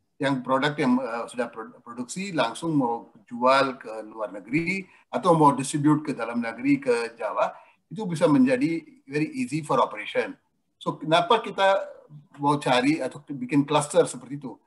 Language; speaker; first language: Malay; non-native, fluent; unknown